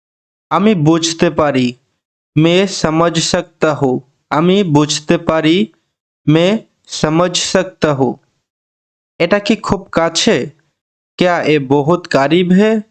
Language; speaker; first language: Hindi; non-native, learner; Bangla